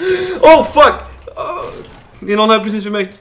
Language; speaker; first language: Swedish; native; Swedish